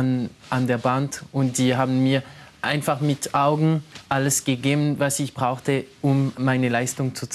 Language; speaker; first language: German; non-native, local second language; French